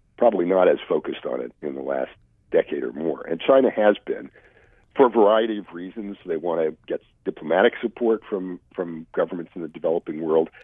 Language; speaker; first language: English; native; English